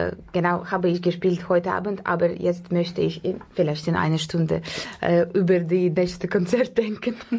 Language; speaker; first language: German; non-native, learner; Russian